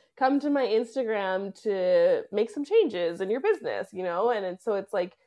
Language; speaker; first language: English; native; English